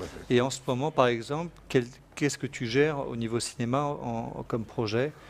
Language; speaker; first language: French; native; French